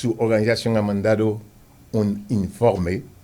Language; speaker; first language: Spanish; non-native, fluent; Haitian Creole